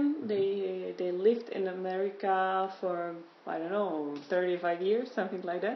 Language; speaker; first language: English; non-native, fluent; Czech